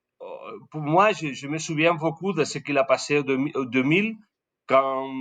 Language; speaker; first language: French; non-native, learner; Spanish